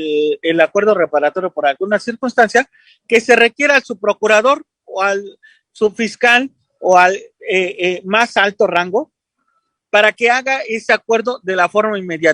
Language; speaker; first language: Spanish; native; Spanish